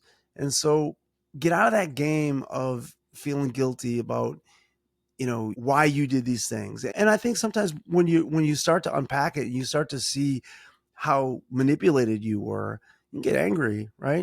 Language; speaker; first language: English; native; English